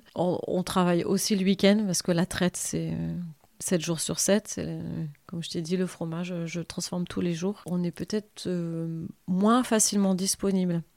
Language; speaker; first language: French; native; French